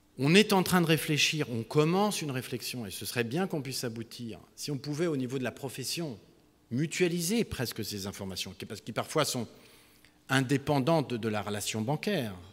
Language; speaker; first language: French; native; French